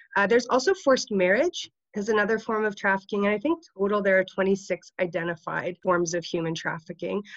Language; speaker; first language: English; native; English